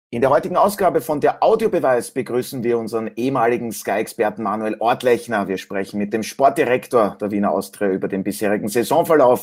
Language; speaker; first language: German; native; German